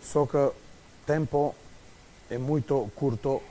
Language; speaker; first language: Portuguese; non-native, fluent; Romanian